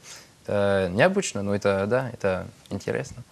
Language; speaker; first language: Russian; non-native, learner; French